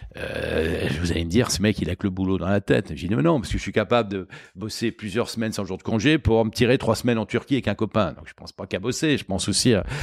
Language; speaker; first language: French; native; French